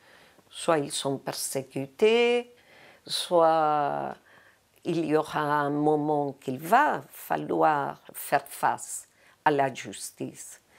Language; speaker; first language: French; non-native, fluent; Spanish